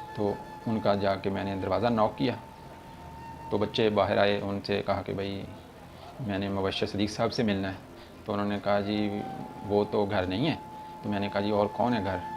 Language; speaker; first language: Urdu; non-native, local second language; Punjabi